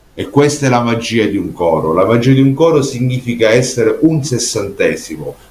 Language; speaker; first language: Italian; native; Italian